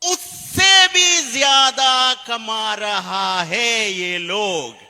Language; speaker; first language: Hindi; non-native, local second language; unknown